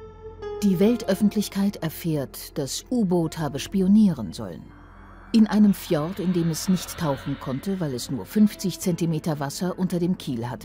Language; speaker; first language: German; native; German